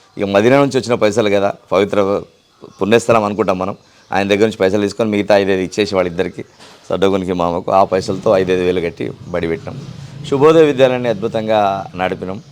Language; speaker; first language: Telugu; non-native, local second language; Urdu